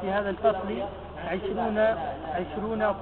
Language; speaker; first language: Arabic; non-native, learner; French